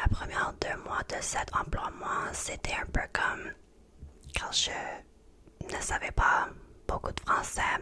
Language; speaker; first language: French; non-native, learner; English